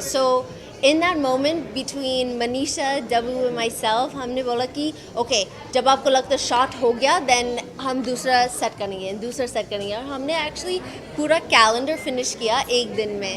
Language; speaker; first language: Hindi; non-native, learner; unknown